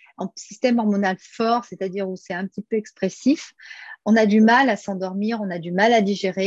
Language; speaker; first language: French; native; French